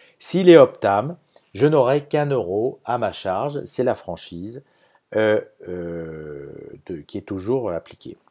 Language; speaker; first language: French; native; French